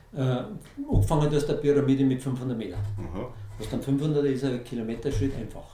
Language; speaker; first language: German; native; German